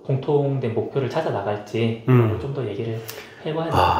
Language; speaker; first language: Korean; native; Korean